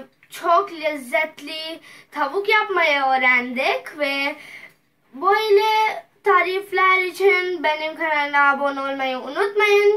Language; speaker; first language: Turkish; non-native, learner; Urdu